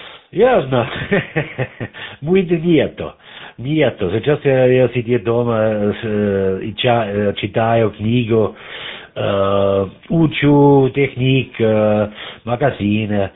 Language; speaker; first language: Russian; non-native, learner; German